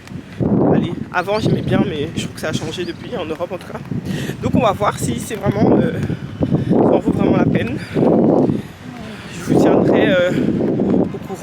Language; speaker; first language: French; native; French